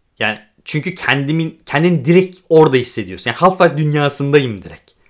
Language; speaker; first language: Turkish; native; Turkish